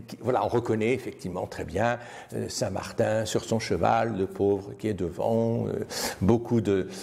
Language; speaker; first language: French; native; French